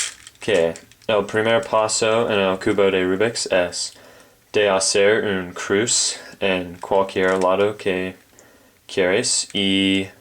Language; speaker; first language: Spanish; non-native, learner; English